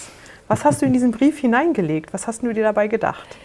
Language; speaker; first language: German; native; German